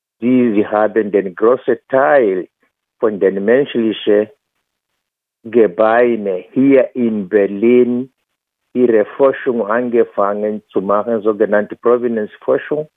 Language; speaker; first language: German; non-native, fluent; Swahili